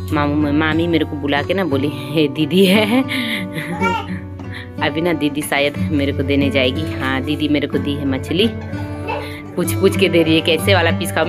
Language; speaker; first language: Hindi; native; Hindi